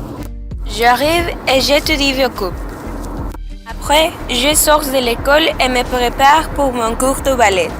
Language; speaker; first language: French; non-native, learner; Spanish